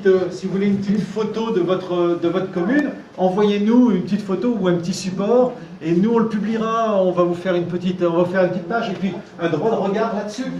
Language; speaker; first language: French; native; French